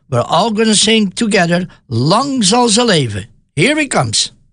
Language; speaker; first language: English; non-native, fluent; Dutch